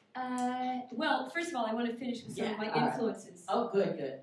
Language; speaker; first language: English; native; English